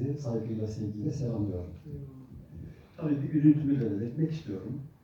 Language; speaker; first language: Turkish; native; Turkish